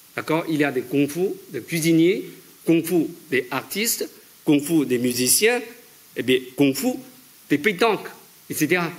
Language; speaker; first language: French; non-native, fluent; Chinese